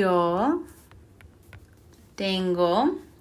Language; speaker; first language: Spanish; non-native, fluent; English